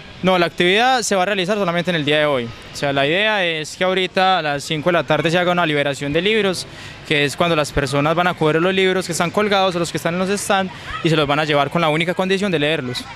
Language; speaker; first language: Spanish; native; Spanish